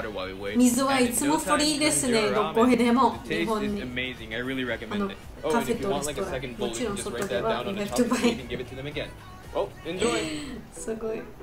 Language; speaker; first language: Japanese; non-native, learner; Georgian